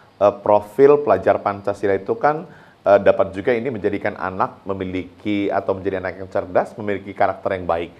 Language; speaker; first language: Indonesian; native; Indonesian